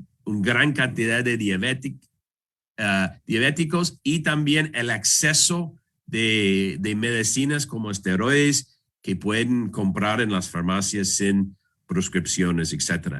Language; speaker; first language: Spanish; non-native, fluent; English